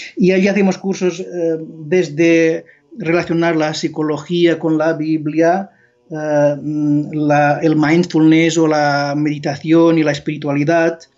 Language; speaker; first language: Spanish; non-native, local second language; Catalan